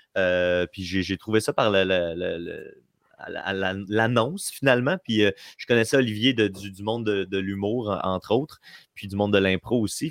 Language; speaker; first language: French; native; French